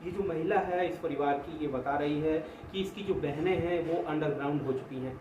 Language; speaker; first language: Hindi; native; Hindi